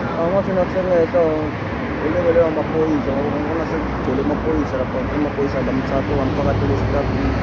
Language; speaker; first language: Zulu; native; Zulu